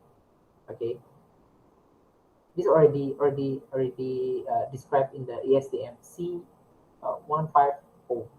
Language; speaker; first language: English; non-native, learner; Indonesian